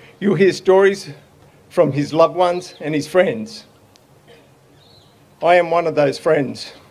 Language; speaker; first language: English; native; English